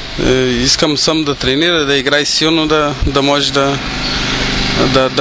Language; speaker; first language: Bulgarian; non-native, learner; Portuguese